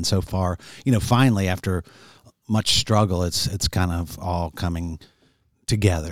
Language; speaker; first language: English; native; English